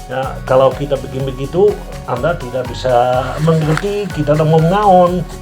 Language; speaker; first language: Indonesian; non-native, fluent; Dutch